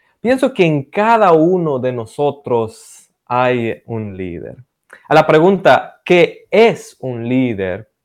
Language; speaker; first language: Spanish; non-native, fluent; Romanian